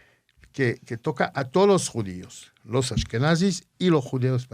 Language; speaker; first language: Spanish; early bilingual, heritage; Ladino